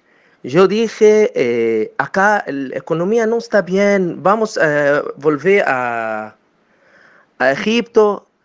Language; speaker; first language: Spanish; non-native, learner; Arabic